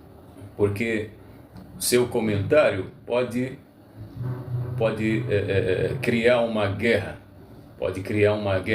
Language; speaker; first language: Portuguese; non-native, local second language; Arabic